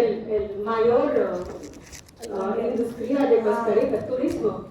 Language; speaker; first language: Spanish; non-native, fluent; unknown